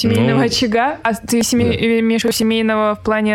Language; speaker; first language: Russian; native; Russian